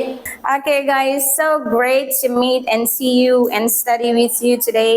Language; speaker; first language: English; non-native, fluent; Indonesian